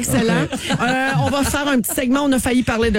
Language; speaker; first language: French; native; French